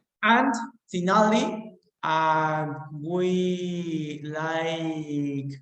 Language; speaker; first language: English; non-native, learner; Spanish